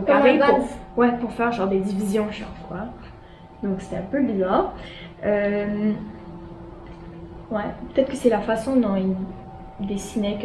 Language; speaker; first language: French; native; French